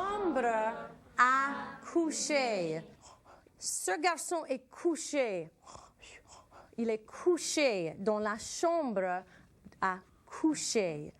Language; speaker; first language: French; non-native, fluent; English